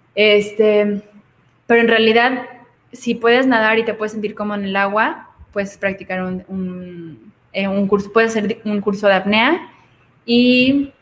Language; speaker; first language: Spanish; native; Spanish